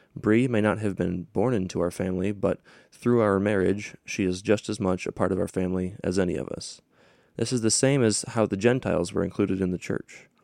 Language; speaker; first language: English; native; English